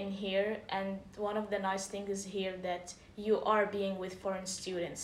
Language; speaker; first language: English; non-native, fluent; Arabic